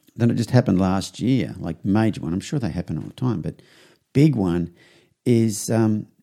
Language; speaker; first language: English; native; English